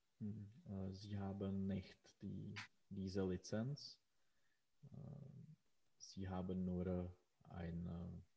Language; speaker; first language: German; non-native, learner; Czech